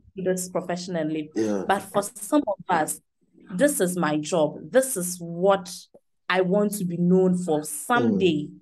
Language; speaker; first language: English; non-native, local second language; Akan